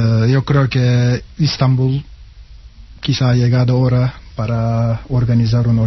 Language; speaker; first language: Spanish; non-native, fluent; Turkish